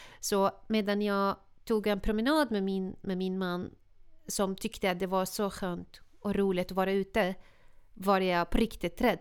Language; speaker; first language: Swedish; non-native, fluent; Arabic